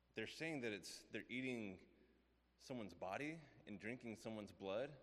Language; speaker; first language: English; native; English